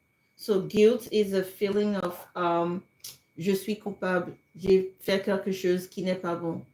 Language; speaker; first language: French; non-native, fluent; English